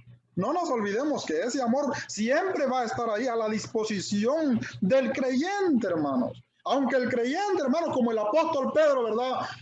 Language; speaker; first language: Spanish; native; Spanish